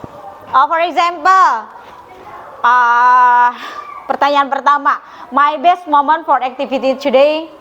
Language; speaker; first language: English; non-native, fluent; Indonesian